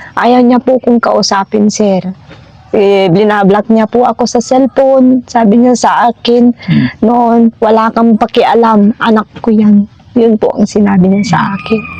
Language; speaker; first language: Filipino; non-native, local second language; Iloko